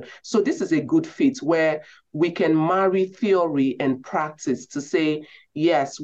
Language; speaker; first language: English; non-native, local second language; Igbo